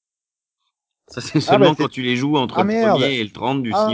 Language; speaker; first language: French; native; French